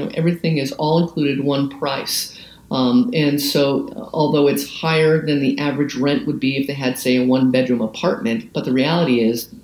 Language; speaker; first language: English; native; English